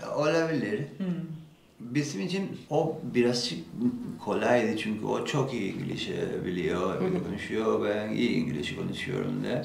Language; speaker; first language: Turkish; non-native, learner; Spanish